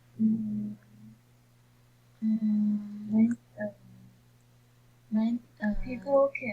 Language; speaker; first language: English; non-native, learner; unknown